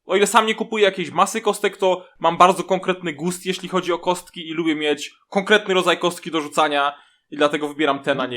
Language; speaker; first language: Polish; native; Polish